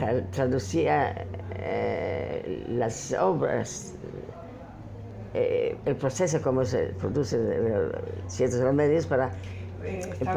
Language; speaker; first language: Spanish; non-native, fluent; Polish